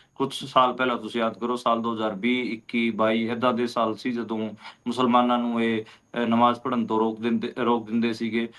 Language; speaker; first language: Punjabi; non-native, local second language; Hindi